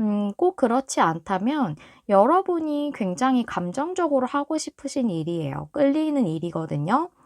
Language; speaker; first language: Korean; native; Korean